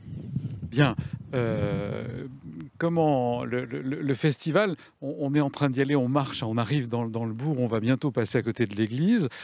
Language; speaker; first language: French; native; French